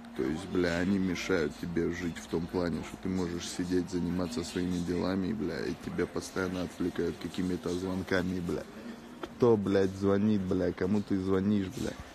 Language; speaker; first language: Russian; native; Russian